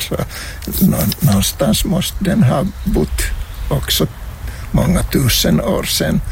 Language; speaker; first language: Swedish; non-native, local second language; Finnish